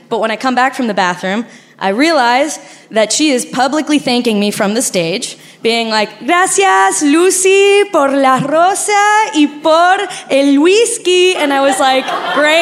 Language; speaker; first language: English; non-native, fluent; Spanish